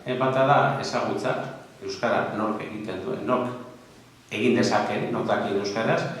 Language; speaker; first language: Basque; non-native, local second language; Spanish